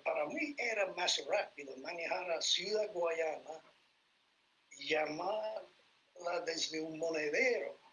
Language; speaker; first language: Spanish; non-native, fluent; English